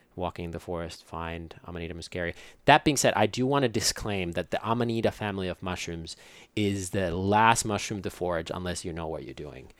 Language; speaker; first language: English; non-native, fluent; Finnish